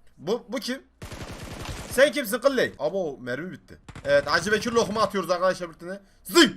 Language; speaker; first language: Turkish; native; Turkish